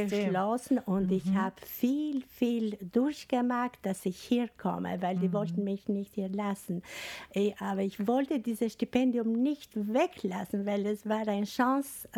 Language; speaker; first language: German; non-native, fluent; Albanian